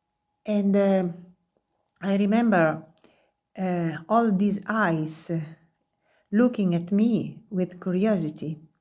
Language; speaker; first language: English; non-native, learner; Italian